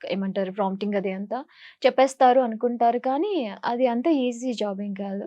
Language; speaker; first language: Telugu; native; Telugu